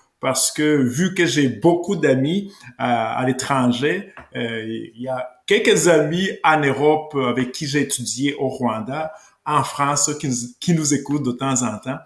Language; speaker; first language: French; non-native, local second language; Kinyarwanda